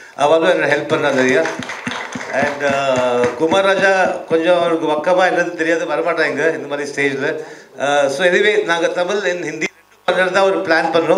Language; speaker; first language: Tamil; early bilingual, heritage; Tamil